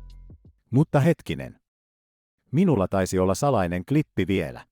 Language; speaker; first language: Finnish; native; Finnish